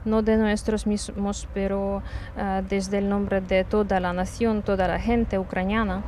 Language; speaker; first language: Spanish; non-native, learner; Ukrainian